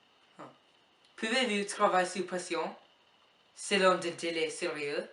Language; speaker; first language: French; non-native, learner; English